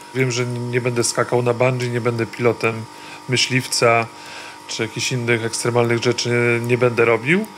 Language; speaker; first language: Polish; native; Polish